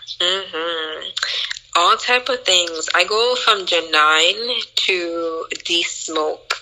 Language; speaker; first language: English; native; English